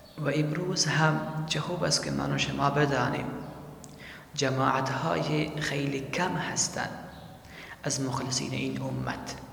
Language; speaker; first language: Persian; native; Persian